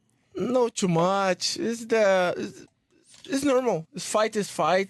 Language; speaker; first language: English; non-native, learner; Portuguese